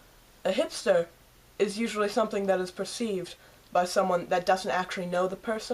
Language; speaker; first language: English; native; English